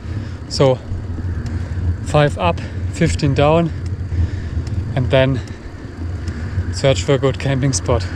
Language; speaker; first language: English; non-native, fluent; German